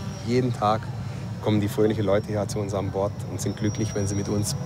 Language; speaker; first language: German; native; German